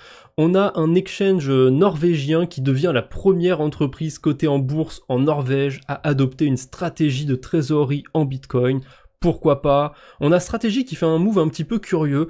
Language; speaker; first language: French; native; French